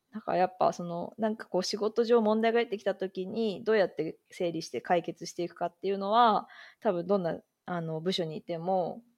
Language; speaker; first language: Japanese; native; Japanese